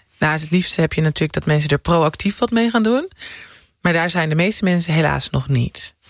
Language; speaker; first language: Dutch; native; Dutch